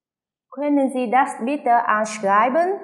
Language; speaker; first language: German; non-native, fluent; Vietnamese